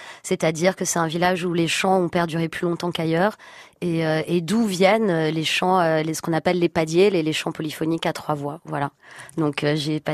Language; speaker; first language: French; native; French